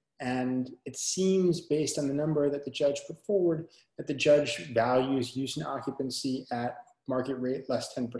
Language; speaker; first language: English; native; English